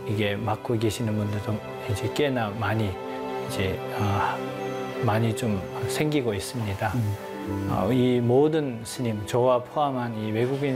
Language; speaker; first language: Korean; non-native, fluent; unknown